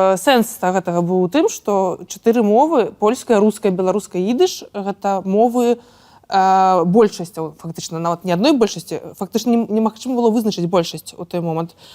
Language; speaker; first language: Belarusian; non-native, local second language; Russian